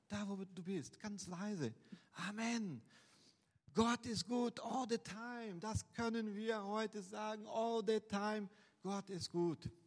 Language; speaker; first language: German; non-native, fluent; Portuguese